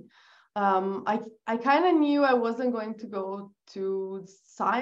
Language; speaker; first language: English; non-native, fluent; Portuguese